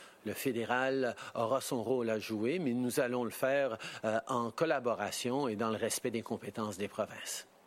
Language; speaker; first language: French; early bilingual, heritage; French